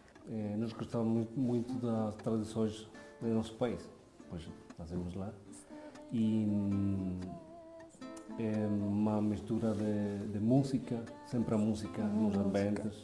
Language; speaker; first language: Portuguese; non-native, fluent; Spanish